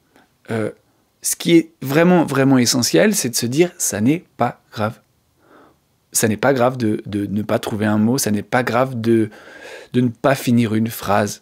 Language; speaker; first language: French; native; French